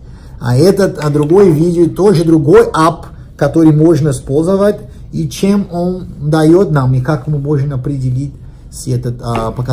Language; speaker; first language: Russian; non-native, learner; Portuguese